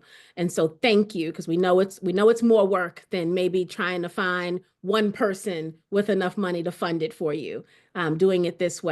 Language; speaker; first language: English; native; English